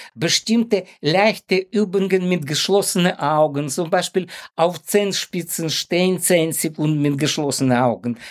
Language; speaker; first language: German; non-native, learner; Ukrainian